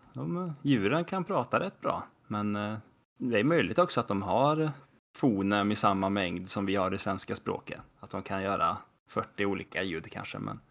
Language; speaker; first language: Swedish; native; Swedish